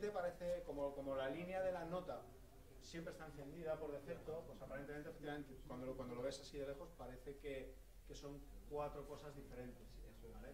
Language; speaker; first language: Spanish; native; Spanish